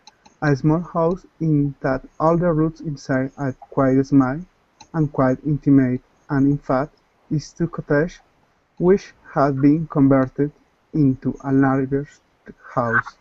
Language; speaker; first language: English; non-native, learner; Spanish